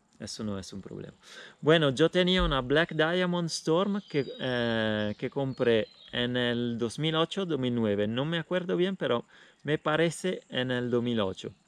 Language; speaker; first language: Spanish; non-native, fluent; Italian